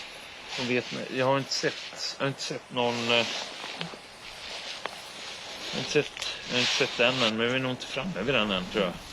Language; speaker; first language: Swedish; native; Swedish